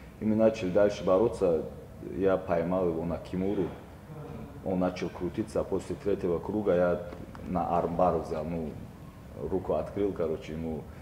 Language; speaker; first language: Russian; non-native, local second language; Tajik